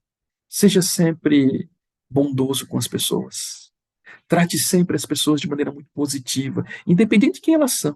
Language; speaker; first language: Portuguese; native; Portuguese